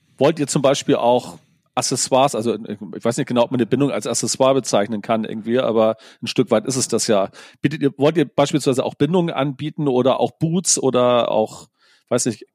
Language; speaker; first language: German; native; German